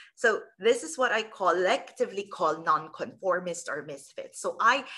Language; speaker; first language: English; non-native, local second language; Filipino